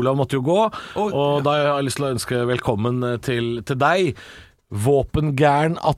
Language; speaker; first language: Norwegian; native; Norwegian